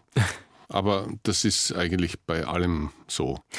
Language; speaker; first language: German; native; German